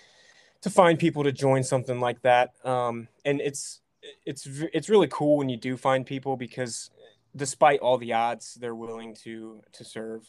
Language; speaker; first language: English; native; English